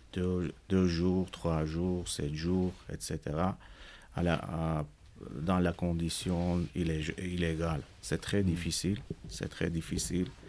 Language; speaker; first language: French; non-native, learner; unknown